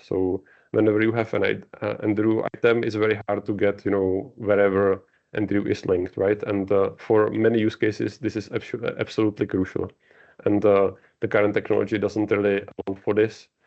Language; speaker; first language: English; non-native, fluent; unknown